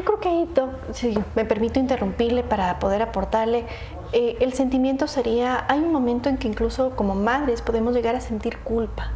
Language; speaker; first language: Spanish; native; Spanish